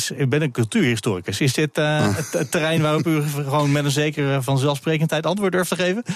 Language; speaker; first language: Dutch; native; Dutch